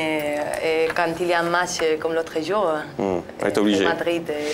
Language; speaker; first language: French; non-native, fluent; Spanish